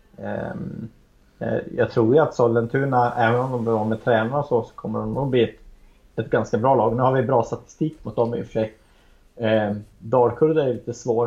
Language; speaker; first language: Swedish; native; Swedish